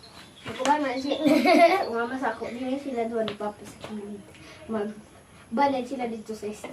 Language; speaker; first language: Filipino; non-native, local second language; Cebuano